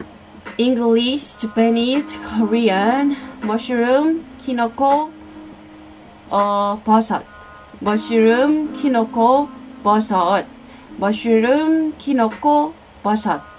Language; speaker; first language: English; non-native, learner; Korean